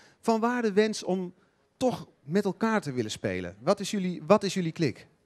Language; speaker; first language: Dutch; native; Dutch